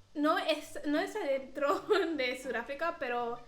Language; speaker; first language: Spanish; non-native, learner; English